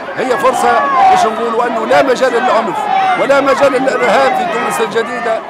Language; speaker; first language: Arabic; native; Arabic